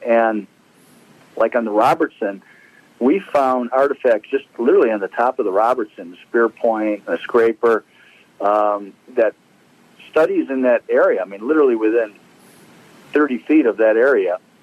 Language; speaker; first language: English; native; English